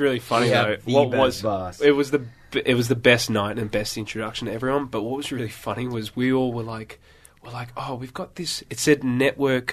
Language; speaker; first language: English; native; English